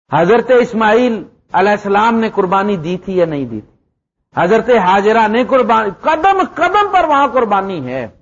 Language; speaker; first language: Urdu; non-native, local second language; Punjabi